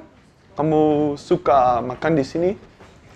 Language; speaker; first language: Indonesian; non-native, learner; Dutch